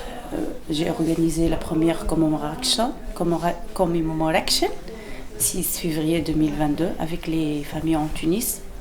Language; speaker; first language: French; non-native, learner; Arabic